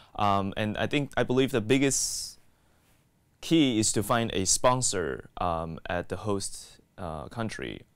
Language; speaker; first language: English; native; English